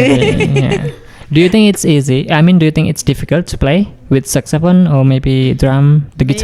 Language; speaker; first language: English; non-native, fluent; Indonesian